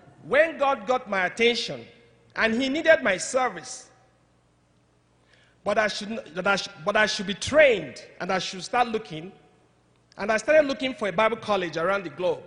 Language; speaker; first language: English; non-native, local second language; Igbo